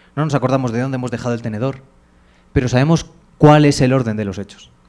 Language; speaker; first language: Spanish; native; Spanish